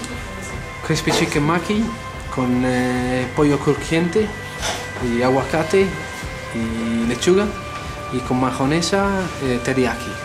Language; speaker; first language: Spanish; non-native, fluent; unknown